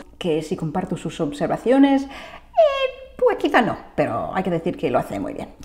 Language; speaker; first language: Spanish; non-native, fluent; English